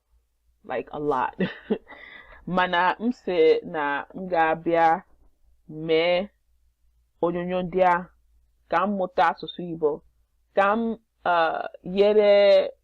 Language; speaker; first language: Igbo; non-native, learner; English